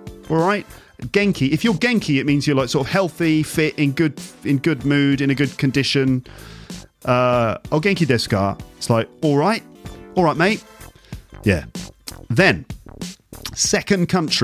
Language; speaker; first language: English; native; English